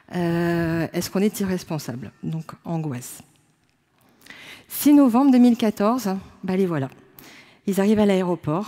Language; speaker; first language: French; native; French